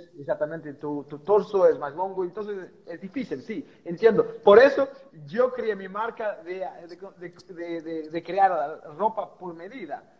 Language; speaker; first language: Spanish; non-native, fluent; Portuguese